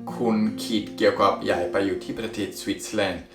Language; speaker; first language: Thai; non-native, fluent; Swiss German